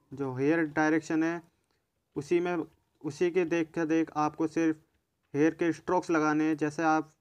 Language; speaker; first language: Hindi; native; Hindi